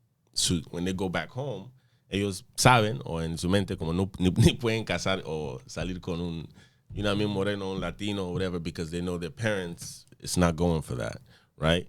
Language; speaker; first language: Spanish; early bilingual, other home language; English